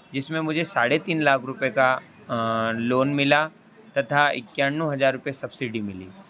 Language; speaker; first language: Hindi; native; Hindi